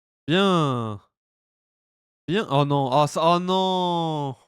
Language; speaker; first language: French; native; French